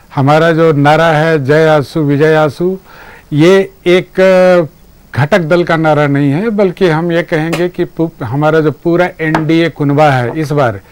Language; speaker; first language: Hindi; native; Hindi